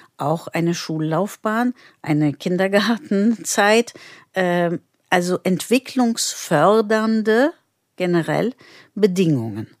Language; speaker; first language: German; non-native, fluent; Turkish